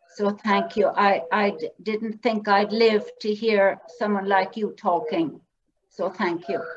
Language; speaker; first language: English; native; English